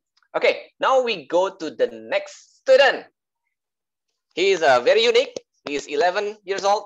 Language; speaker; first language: English; non-native, learner; Indonesian